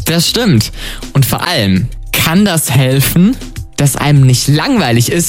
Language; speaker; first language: German; native; German